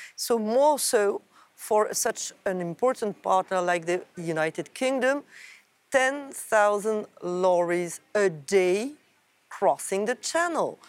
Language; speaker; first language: English; non-native, fluent; French